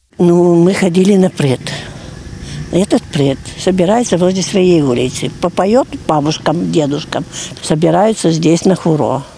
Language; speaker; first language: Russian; non-native, local second language; Bulgarian